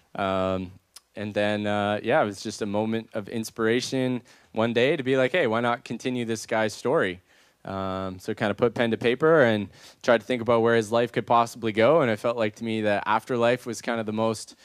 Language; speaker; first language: English; native; English